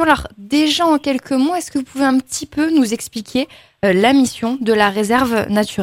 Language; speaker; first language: French; native; French